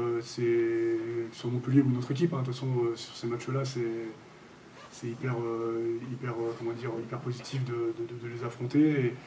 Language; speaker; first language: French; native; French